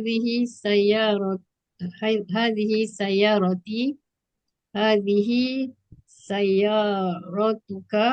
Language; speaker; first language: Arabic; non-native, learner; Malay